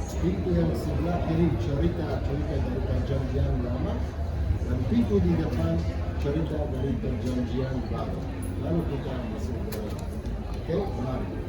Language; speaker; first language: Indonesian; non-native, fluent; Hebrew